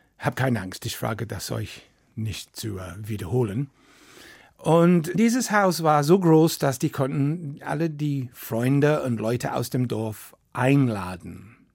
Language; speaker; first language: German; non-native, fluent; English